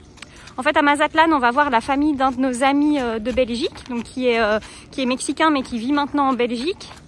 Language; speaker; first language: French; native; French